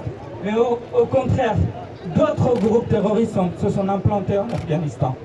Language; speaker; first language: French; non-native, fluent; Persian